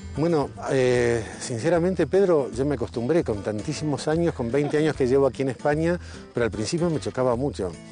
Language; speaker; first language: Spanish; native; Spanish